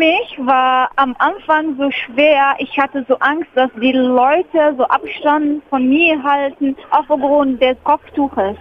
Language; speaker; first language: German; non-native, fluent; Arabic